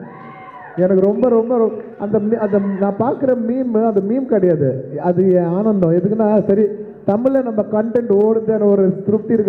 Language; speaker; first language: Tamil; non-native, local second language; Telugu